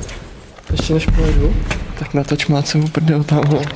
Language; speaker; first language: Czech; native; Czech